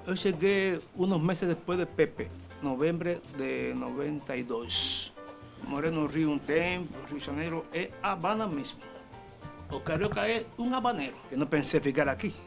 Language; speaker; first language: Portuguese; non-native, fluent; Spanish